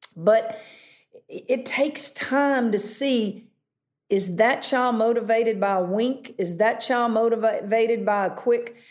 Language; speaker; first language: English; native; English